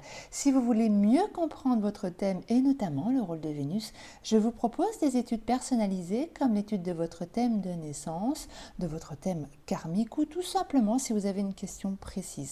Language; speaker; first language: French; native; French